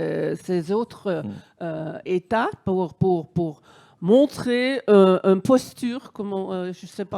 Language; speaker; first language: French; non-native, fluent; Dutch